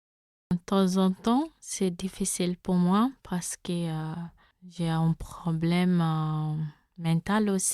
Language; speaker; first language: French; non-native, learner; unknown